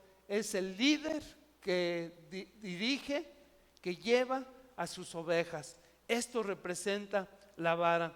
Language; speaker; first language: Spanish; native; Spanish